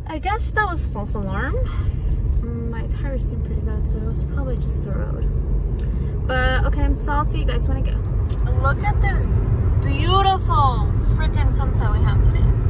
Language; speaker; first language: English; early bilingual, other home language; Spanish